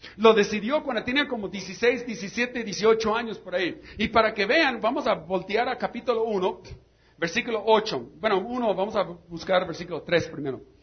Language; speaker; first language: Spanish; non-native, fluent; English